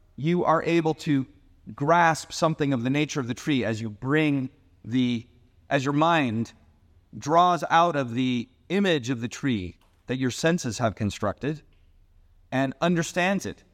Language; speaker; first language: English; native; English